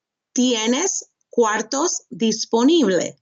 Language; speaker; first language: Spanish; non-native, fluent; English